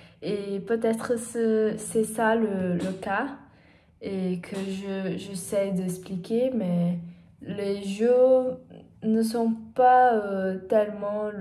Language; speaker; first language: French; non-native, learner; Portuguese